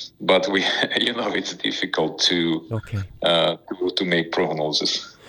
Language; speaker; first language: English; non-native, fluent; Ukrainian